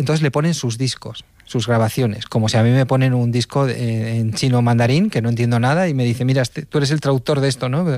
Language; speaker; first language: Spanish; native; Spanish